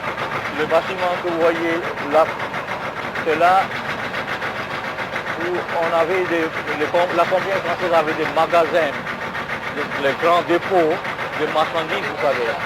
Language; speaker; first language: French; non-native, fluent; Bangla